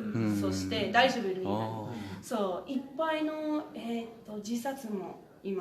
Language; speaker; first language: Japanese; non-native, learner; English